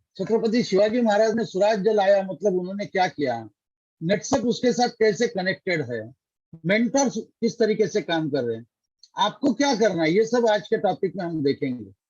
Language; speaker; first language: Hindi; non-native, local second language; Marathi